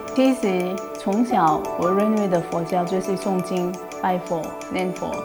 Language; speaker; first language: Chinese; non-native, fluent; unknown